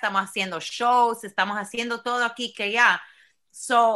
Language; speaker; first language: Spanish; early bilingual, heritage; Spanish